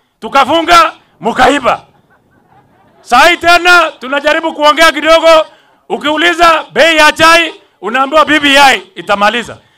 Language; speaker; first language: Swahili; non-native, local second language; Kalenjin